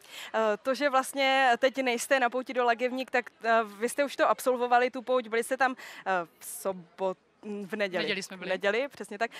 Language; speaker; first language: Czech; native; Czech